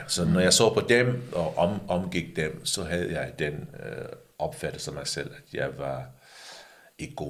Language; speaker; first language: Danish; early bilingual, other home language; English